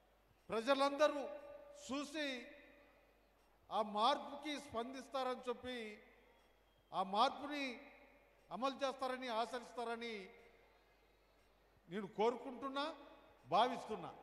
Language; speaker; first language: Telugu; native; Telugu